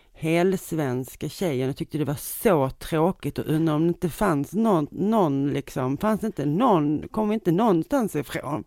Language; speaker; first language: Swedish; native; Swedish